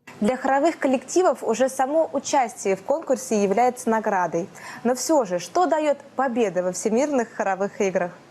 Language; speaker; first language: Russian; native; Russian